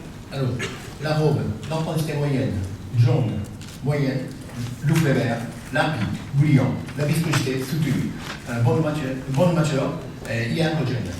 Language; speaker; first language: French; non-native, fluent; Japanese